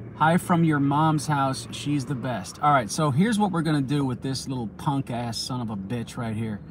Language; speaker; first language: English; native; English